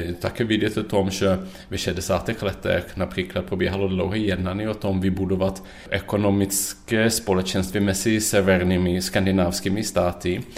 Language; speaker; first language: Czech; non-native, fluent; Swedish